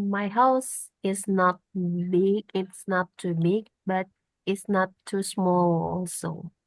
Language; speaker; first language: English; non-native, learner; Indonesian